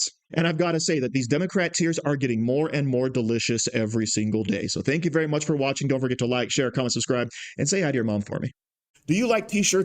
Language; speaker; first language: English; native; English